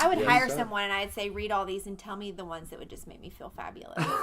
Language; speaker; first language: English; native; English